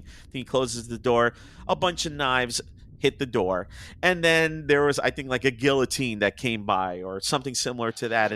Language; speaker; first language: English; native; English